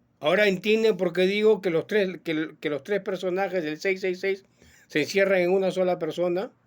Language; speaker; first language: Spanish; native; Spanish